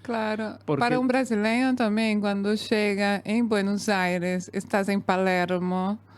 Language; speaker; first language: Spanish; non-native, fluent; Portuguese